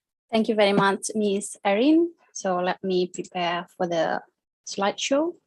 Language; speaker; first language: English; non-native, fluent; Indonesian